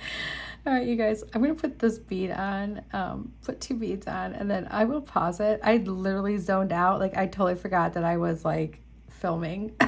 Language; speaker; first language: English; native; English